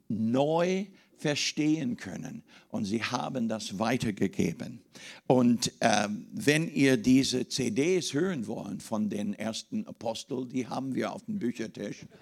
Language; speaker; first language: German; non-native, fluent; English